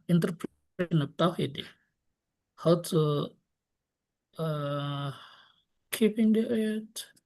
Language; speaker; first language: English; non-native, local second language; Indonesian